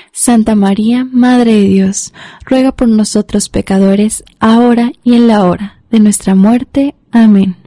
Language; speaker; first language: Spanish; native; Spanish